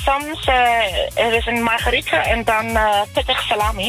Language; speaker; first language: Dutch; non-native, learner; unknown